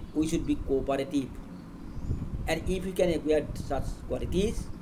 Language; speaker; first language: English; non-native, local second language; Assamese